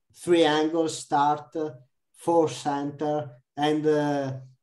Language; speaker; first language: English; non-native, learner; Italian